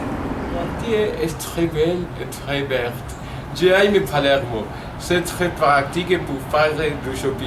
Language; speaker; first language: French; non-native, learner; Spanish